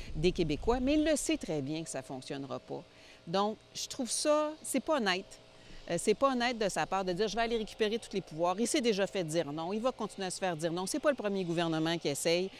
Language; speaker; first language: French; native; French